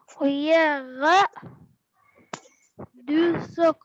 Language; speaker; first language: French; non-native, learner; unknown